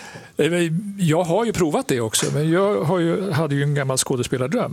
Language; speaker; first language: Swedish; native; Swedish